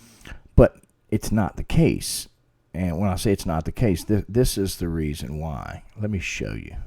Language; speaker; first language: English; native; English